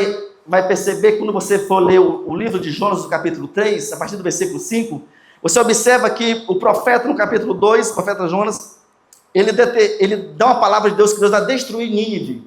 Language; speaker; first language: Portuguese; native; Portuguese